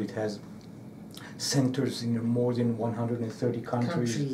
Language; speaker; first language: English; non-native, fluent; Hebrew